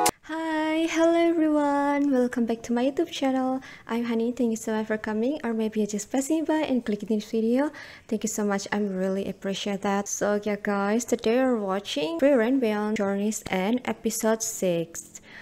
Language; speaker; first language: English; non-native, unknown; Indonesian